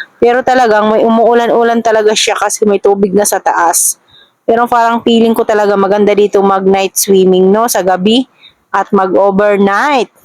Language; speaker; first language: Filipino; non-native, local second language; Cebuano